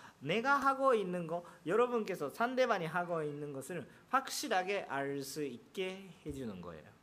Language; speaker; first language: Korean; non-native, fluent; Japanese